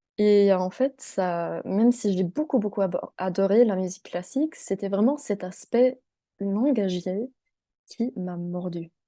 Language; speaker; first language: French; non-native, local second language; English